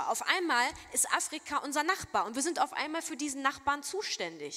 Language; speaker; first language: German; native; German